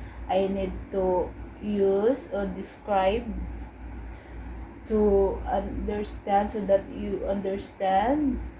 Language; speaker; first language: English; non-native, learner; Cebuano